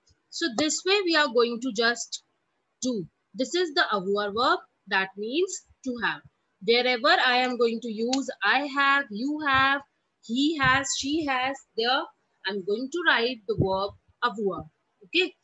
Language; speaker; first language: English; non-native, local second language; Hindi